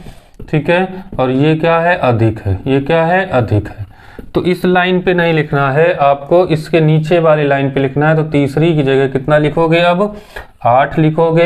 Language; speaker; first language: Hindi; native; Hindi